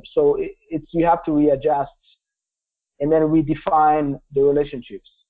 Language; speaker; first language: English; non-native, local second language; Kinyarwanda